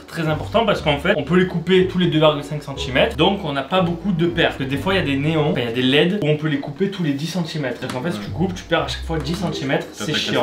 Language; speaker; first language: French; native; French